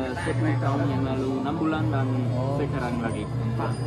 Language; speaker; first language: Indonesian; non-native, learner; German